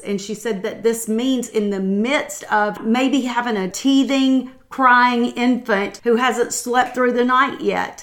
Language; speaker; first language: English; native; English